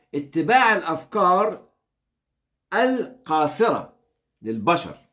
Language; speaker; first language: Arabic; native; Arabic